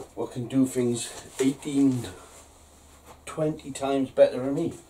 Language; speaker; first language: English; native; English